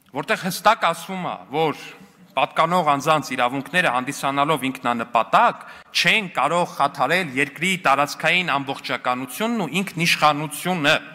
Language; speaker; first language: Armenian; native; Armenian